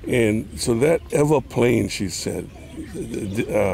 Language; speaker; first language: English; native; English